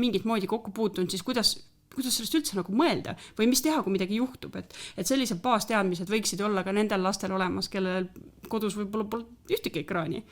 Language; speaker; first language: Estonian; native; Estonian